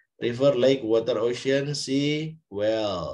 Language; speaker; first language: English; non-native, fluent; Indonesian